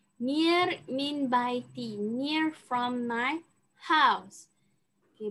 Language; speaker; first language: English; non-native, local second language; Malay